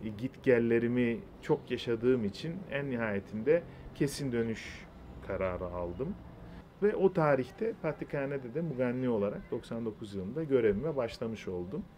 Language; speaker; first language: Turkish; non-native, local second language; Greek